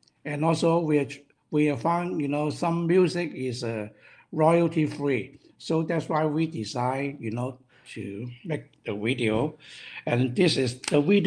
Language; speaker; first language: English; non-native, local second language; Cantonese